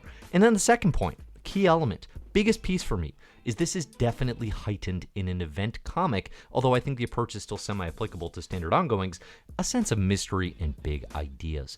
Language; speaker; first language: English; native; English